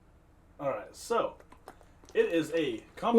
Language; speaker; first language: English; native; English